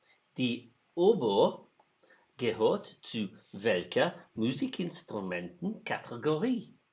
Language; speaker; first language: German; non-native, learner; English